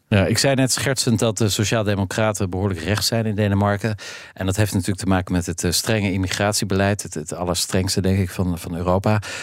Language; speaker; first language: Dutch; native; Dutch